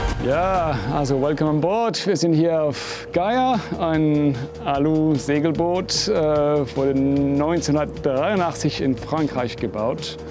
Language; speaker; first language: German; non-native, fluent; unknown